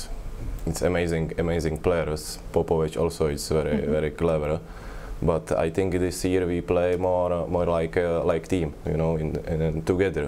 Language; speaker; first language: English; non-native, learner; Czech